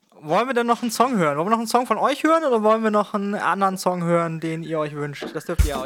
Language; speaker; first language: German; native; German